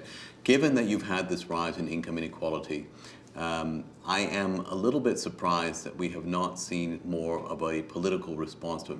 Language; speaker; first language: English; native; English